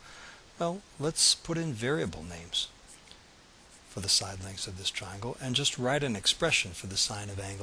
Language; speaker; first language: English; native; English